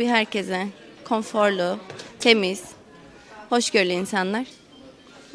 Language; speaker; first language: Turkish; native; Turkish